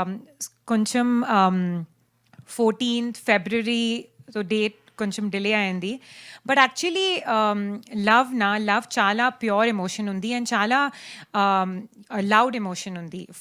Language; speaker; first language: Telugu; non-native, learner; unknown